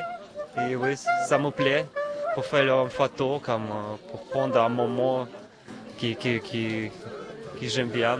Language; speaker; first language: French; non-native, learner; Russian